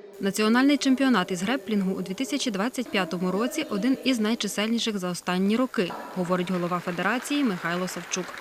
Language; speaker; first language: Ukrainian; native; Ukrainian